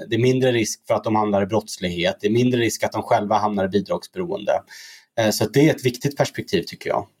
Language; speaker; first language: Swedish; early bilingual, other home language; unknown